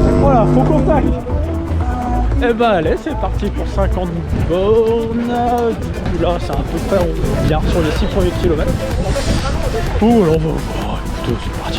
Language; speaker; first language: French; native; French